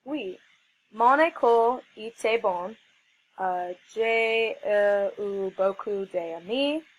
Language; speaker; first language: French; non-native, learner; English